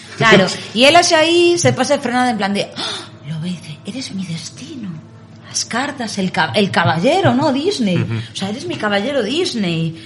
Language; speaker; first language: Spanish; native; Spanish